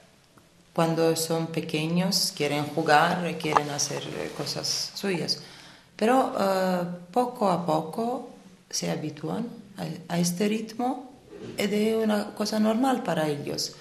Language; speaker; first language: Spanish; non-native, fluent; Armenian